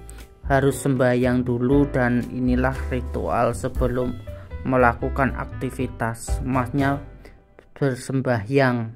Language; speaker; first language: Indonesian; native; Indonesian